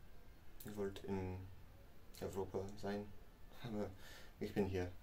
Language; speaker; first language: German; non-native, learner; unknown